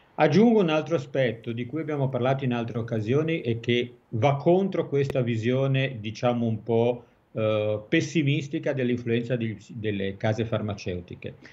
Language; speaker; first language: Italian; native; Italian